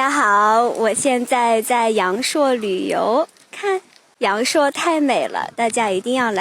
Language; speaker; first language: Chinese; non-native, learner; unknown